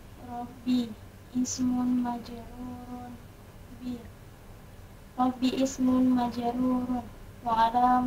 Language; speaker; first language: Arabic; non-native, learner; Indonesian